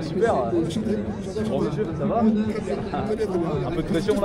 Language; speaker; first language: French; non-native, fluent; German